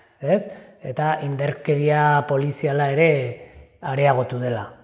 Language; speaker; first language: Basque; native; Basque